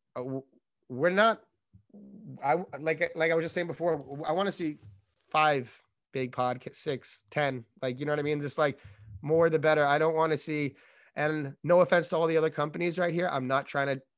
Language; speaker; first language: English; native; English